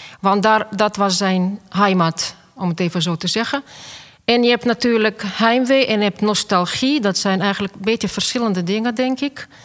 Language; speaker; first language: Dutch; non-native, fluent; Russian